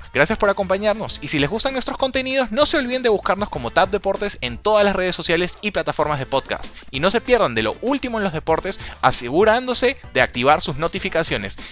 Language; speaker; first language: Spanish; native; Spanish